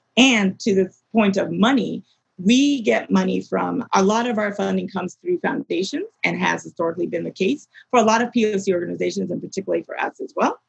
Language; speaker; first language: English; native; English